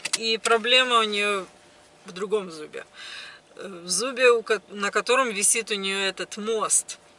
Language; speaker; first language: Russian; native; Russian